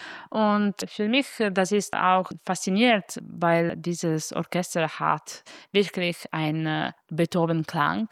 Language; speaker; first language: German; non-native, learner; Italian